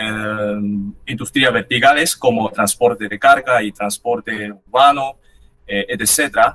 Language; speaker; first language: Spanish; non-native, fluent; Chinese